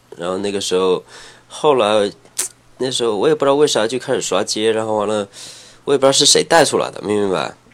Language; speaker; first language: Chinese; native; Chinese